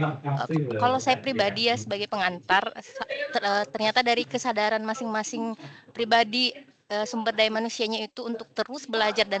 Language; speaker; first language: Indonesian; native; Indonesian